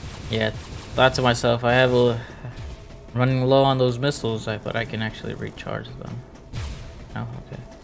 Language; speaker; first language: English; non-native, local second language; Spanish